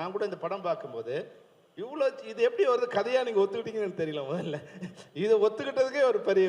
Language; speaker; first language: Tamil; native; Tamil